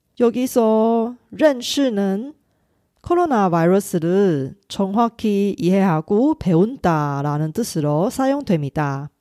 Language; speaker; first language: Korean; non-native, fluent; Chinese